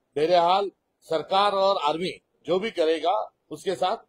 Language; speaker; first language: Hindi; non-native, local second language; Marathi